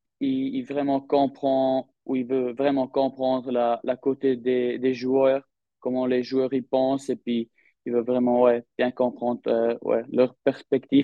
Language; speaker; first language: French; non-native, local second language; German